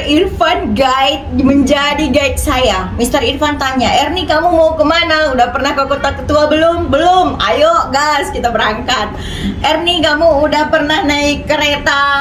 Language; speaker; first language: Indonesian; non-native, local second language; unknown